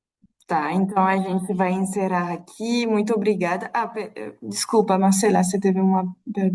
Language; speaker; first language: Portuguese; non-native, fluent; French